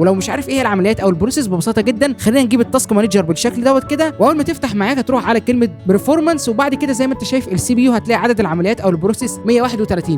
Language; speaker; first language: Arabic; native; Arabic